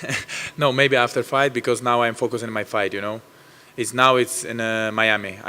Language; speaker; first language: English; non-native, learner; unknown